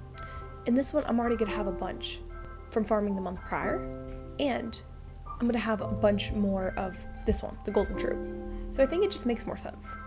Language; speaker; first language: English; native; English